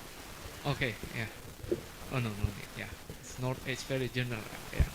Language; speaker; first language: English; non-native, fluent; Indonesian